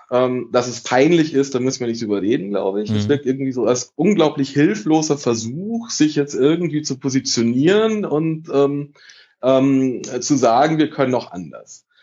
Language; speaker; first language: German; early bilingual, other home language; Italian